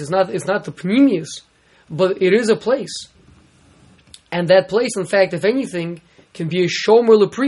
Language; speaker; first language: English; native; English